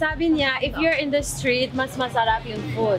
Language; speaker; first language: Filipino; early bilingual, heritage; Filipino